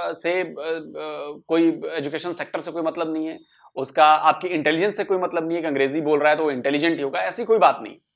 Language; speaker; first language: Hindi; native; Hindi